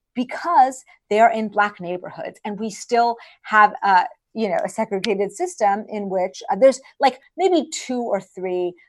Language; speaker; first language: English; early bilingual, other home language; Persian